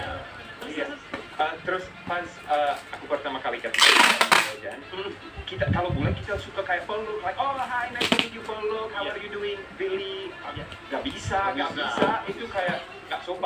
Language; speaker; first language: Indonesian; non-native, learner; English